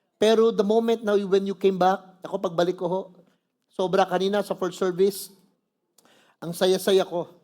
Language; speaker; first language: Filipino; native; Filipino